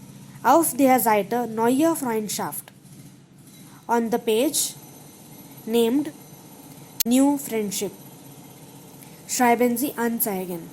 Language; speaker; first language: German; non-native, fluent; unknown